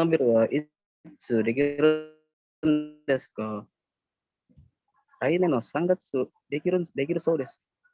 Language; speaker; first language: Japanese; non-native, learner; Indonesian